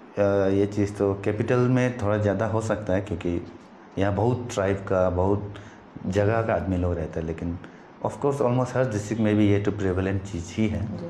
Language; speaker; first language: Hindi; non-native, local second language; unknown